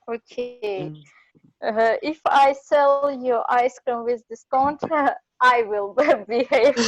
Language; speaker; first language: English; non-native, learner; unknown